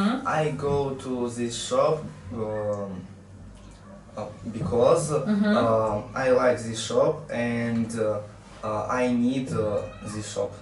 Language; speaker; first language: English; non-native, learner; Russian